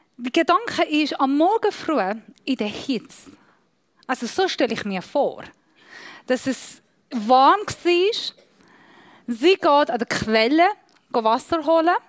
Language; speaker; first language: German; non-native, fluent; Persian